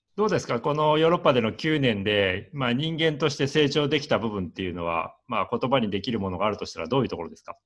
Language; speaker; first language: Japanese; native; Japanese